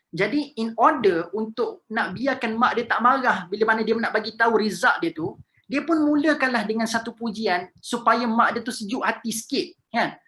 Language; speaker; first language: Malay; native; Malay